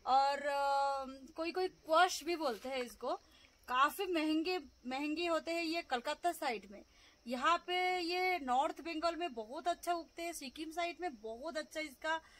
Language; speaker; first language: Hindi; non-native, local second language; Bangla